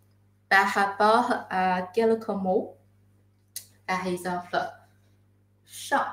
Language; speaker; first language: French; non-native, fluent; Chinese